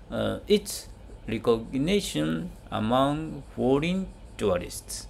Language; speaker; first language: English; non-native, learner; Japanese